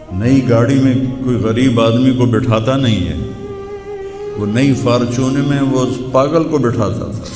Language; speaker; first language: Urdu; non-native, local second language; Punjabi